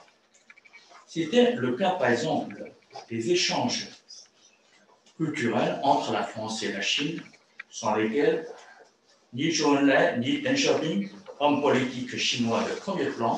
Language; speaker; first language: French; non-native, fluent; Chinese